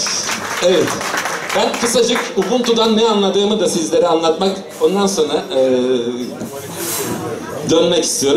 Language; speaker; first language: Turkish; native; Turkish